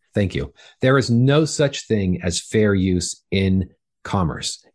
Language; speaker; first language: English; native; English